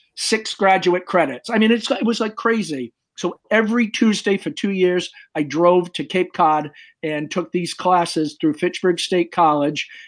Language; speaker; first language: English; native; English